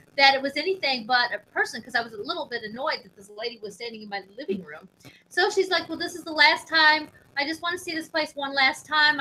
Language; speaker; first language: English; native; English